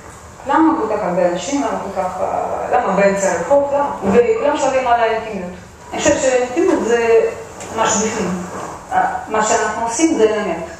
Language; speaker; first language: Hebrew; non-native, fluent; Russian